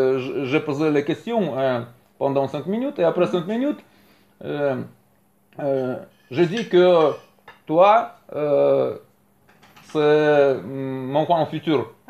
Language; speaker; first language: French; non-native, learner; Russian